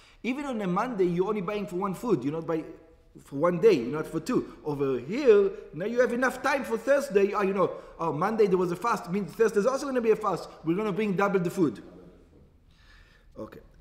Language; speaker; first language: English; non-native, fluent; Hebrew